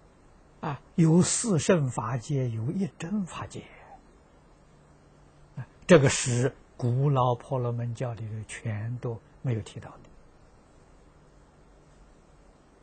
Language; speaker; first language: Chinese; native; Chinese